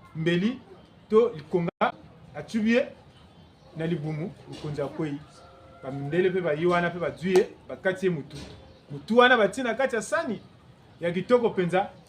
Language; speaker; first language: Lingala; non-native, local second language; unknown